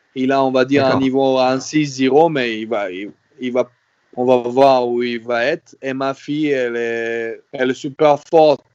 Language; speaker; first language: French; non-native, fluent; Serbian